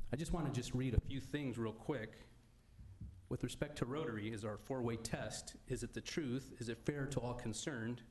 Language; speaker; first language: English; native; English